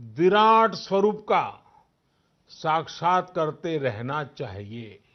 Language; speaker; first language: Hindi; non-native, local second language; Gujarati